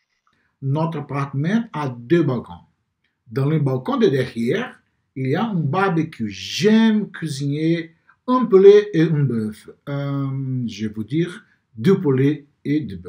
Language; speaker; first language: French; non-native, learner; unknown